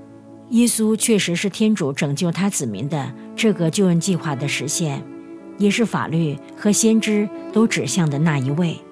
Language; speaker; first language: Chinese; native; Chinese